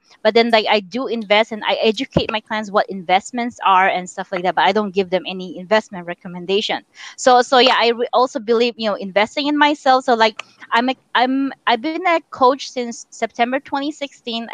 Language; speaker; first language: English; non-native, local second language; Min Nan Chinese